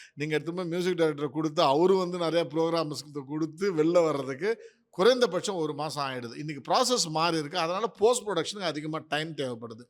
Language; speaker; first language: Tamil; native; Tamil